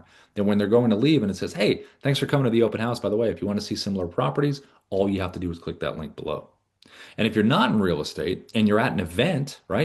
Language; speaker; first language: English; native; English